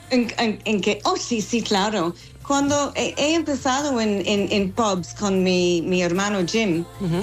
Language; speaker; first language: Spanish; non-native, fluent; English